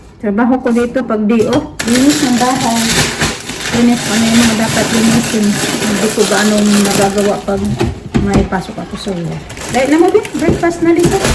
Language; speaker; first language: Filipino; non-native, local second language; Cebuano